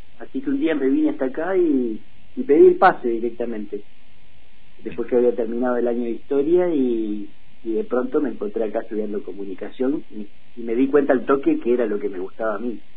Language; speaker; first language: Spanish; native; Spanish